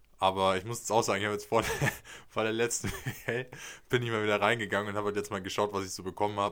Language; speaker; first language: German; native; German